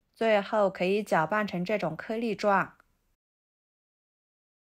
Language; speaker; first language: Chinese; native; Chinese